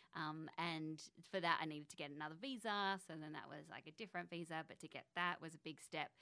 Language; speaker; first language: English; native; English